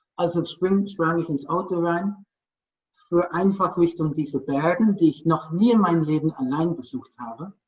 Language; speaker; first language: German; non-native, fluent; English